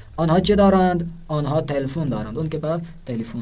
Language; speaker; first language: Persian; non-native, fluent; Urdu